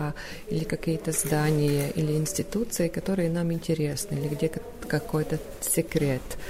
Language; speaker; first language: Russian; non-native, local second language; Latvian